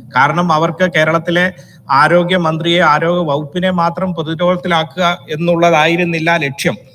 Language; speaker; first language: Malayalam; native; Malayalam